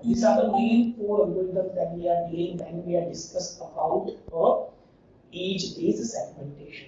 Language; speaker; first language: English; non-native, local second language; Gujarati